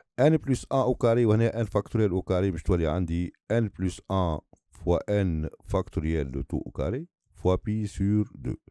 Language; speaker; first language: French; non-native, local second language; Arabic